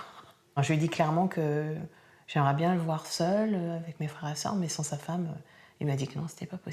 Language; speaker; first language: French; native; French